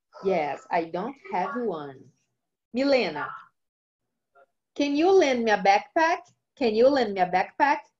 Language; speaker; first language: English; non-native, fluent; Portuguese